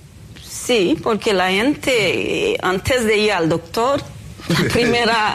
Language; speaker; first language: Spanish; non-native, fluent; Haitian Creole